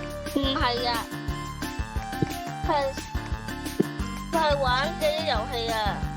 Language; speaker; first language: Chinese; early bilingual, heritage; Cantonese